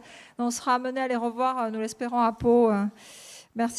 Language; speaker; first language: French; native; French